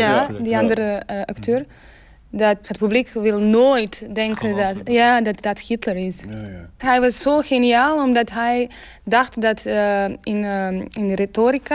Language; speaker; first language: Dutch; non-native, learner; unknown